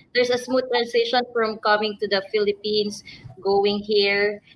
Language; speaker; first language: English; non-native, local second language; Filipino